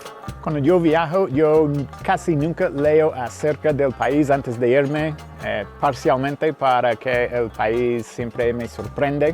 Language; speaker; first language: Spanish; non-native, fluent; English